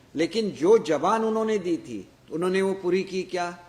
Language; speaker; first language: Hindi; non-native, local second language; Marathi